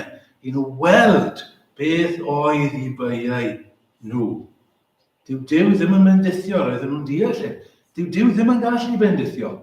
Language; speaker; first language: Welsh; native; Welsh